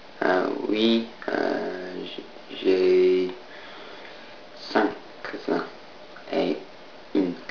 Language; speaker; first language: French; non-native, learner; English